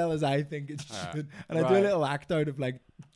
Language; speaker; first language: English; native; English